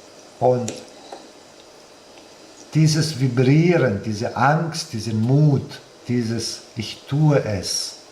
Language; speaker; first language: German; non-native, fluent; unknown